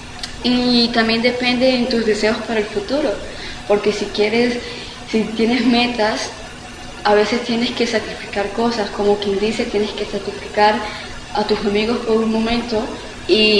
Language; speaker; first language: Spanish; early bilingual, heritage; Spanish